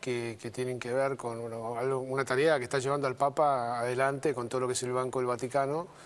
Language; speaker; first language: Spanish; native; Spanish